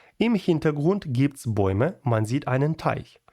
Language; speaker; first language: German; non-native, fluent; Ukrainian